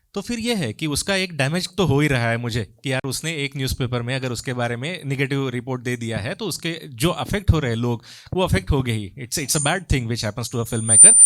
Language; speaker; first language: Hindi; non-native, local second language; Marathi